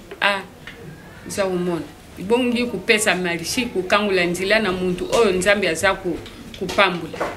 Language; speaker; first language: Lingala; non-native, local second language; Kituba (Democratic Republic of Congo)